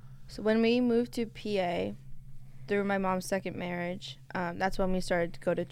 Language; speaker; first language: English; native; English